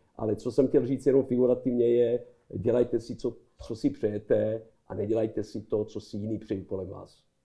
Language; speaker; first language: Czech; non-native, fluent; Serbian